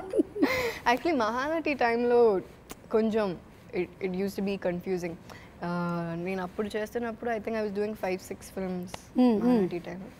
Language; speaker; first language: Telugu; non-native, fluent; Malayalam